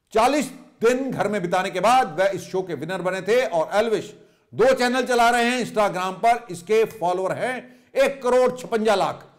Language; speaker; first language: Hindi; native; Hindi